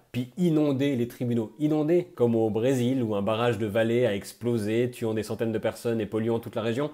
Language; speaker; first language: French; native; French